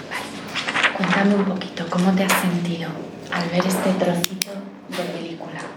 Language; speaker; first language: Spanish; native; Spanish